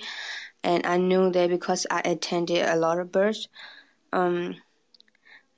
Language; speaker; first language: English; non-native, fluent; Burmese